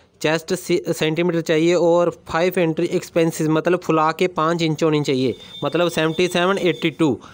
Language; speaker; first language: Hindi; non-native, local second language; Punjabi